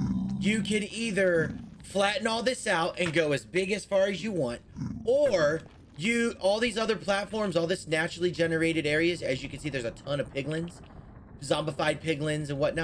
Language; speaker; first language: English; native; English